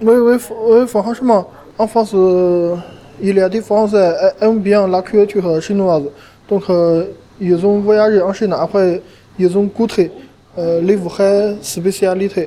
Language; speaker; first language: French; non-native, learner; Chinese